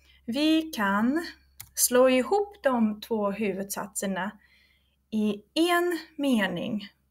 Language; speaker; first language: Swedish; non-native, fluent; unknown